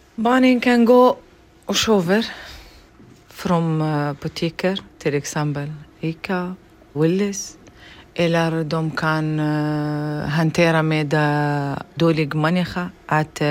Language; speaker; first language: Swedish; non-native, learner; Arabic